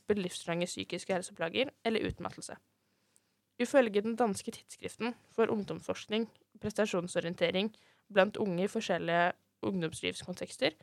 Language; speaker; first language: Norwegian; native; Norwegian